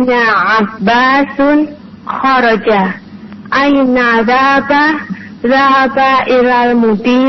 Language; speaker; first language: Arabic; non-native, learner; Indonesian